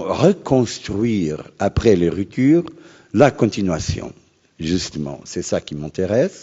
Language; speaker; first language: French; non-native, fluent; Portuguese